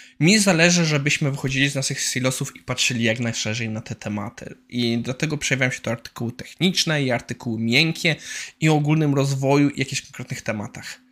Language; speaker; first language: Polish; native; Polish